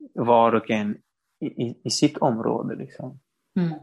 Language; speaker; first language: Swedish; non-native, fluent; Spanish